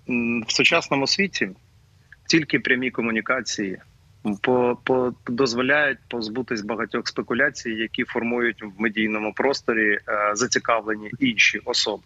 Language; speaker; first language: Ukrainian; native; Ukrainian